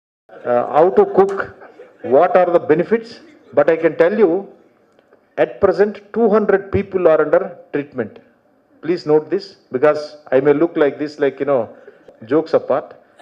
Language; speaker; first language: English; non-native, local second language; Telugu